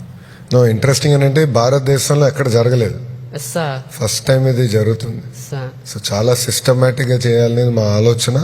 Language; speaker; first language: Telugu; native; Telugu